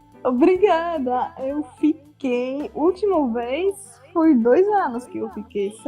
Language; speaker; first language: Portuguese; non-native, fluent; Polish